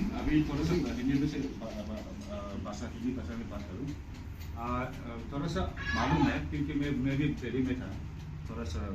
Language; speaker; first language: Hindi; non-native, local second language; Thado Chin